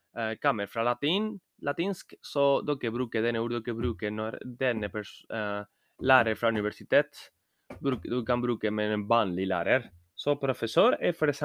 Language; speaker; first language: Norwegian; non-native, learner; Spanish